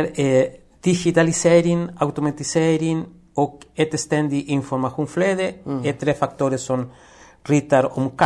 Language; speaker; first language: Swedish; non-native, fluent; Spanish